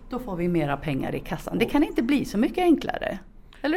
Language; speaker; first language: Swedish; native; Swedish